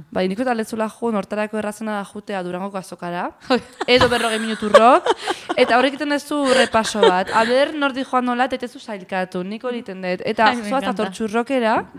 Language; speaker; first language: Basque; early bilingual, heritage; Basque